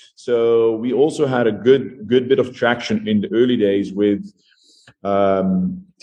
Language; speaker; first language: English; non-native, fluent; Dutch